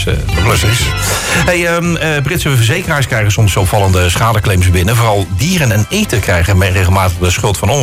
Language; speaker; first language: Dutch; native; Dutch